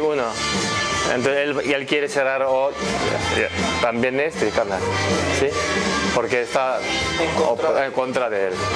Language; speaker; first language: Spanish; non-native, learner; Korean